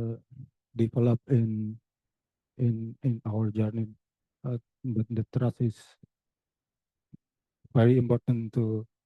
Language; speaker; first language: English; non-native, learner; Indonesian